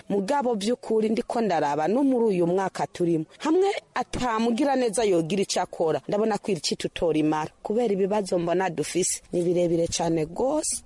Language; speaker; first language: Rundi; early bilingual, heritage; Rundi